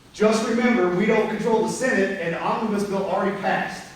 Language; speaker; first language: English; native; English